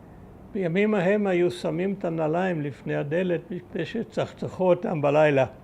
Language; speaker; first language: Hebrew; early bilingual, other home language; German